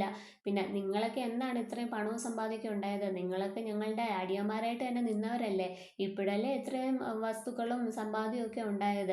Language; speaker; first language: Malayalam; native; Malayalam